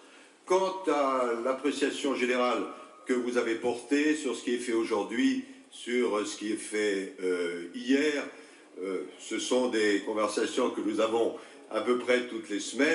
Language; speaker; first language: French; native; French